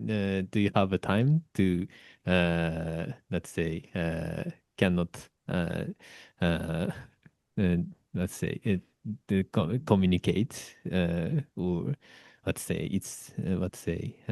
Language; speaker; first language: English; non-native, learner; Japanese